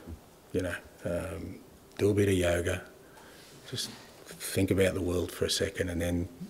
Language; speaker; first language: English; native; English